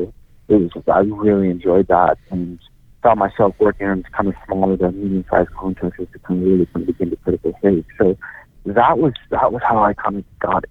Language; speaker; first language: English; native; English